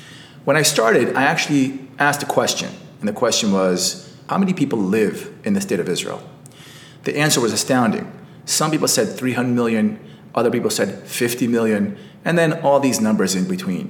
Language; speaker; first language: English; native; English